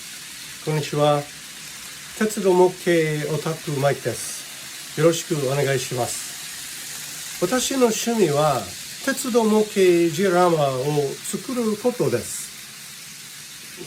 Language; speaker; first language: Japanese; non-native, learner; English